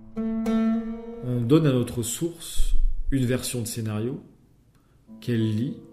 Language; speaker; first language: French; non-native, local second language; Arabic